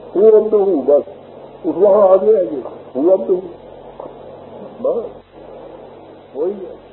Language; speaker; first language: Urdu; native; Urdu